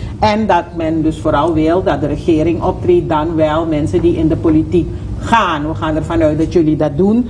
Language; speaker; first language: Dutch; native; Dutch